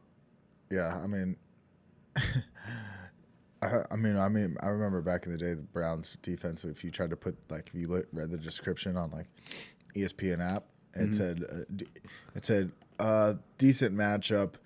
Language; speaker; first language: English; native; English